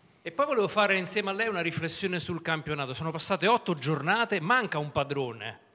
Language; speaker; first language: Italian; native; Italian